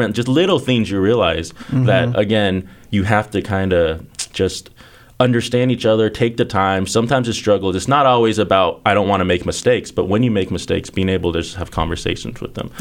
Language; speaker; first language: English; early bilingual, other home language; Chinese